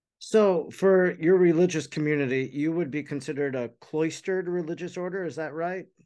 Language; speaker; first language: English; native; English